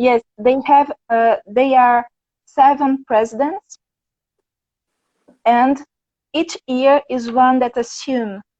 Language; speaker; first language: English; non-native, fluent; Portuguese